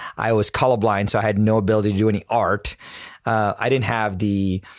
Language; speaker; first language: English; non-native, local second language; Tamil